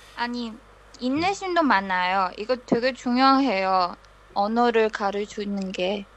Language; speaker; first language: Korean; non-native, learner; Chinese